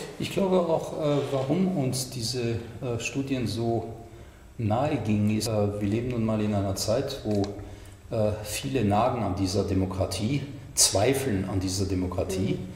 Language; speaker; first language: German; non-native, fluent; French